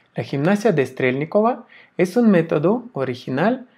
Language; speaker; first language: Spanish; non-native, fluent; Russian